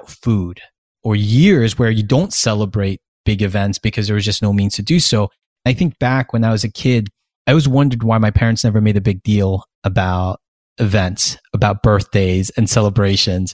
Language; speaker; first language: English; native; English